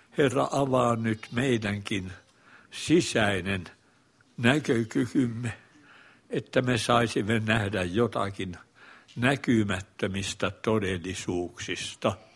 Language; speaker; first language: Finnish; native; Finnish